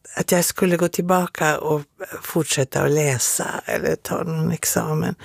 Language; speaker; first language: Swedish; native; Swedish